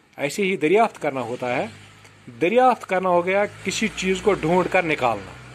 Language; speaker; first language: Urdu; non-native, local second language; Kashmiri